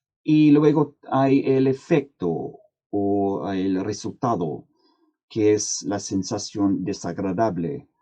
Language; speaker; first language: Spanish; non-native, fluent; English